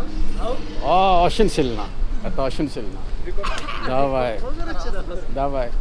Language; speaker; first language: Russian; non-native, learner; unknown